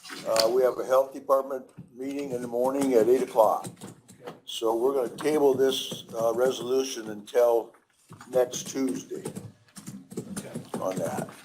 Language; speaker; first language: English; native; English